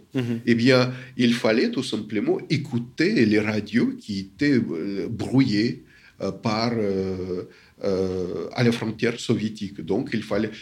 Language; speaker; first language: French; non-native, fluent; Russian